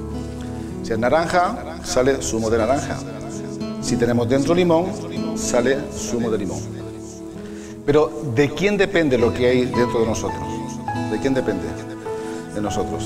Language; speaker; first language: Spanish; native; Spanish